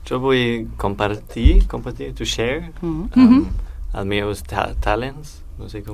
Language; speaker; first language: Catalan; non-native, learner; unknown